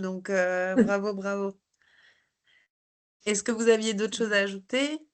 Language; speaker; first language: French; native; French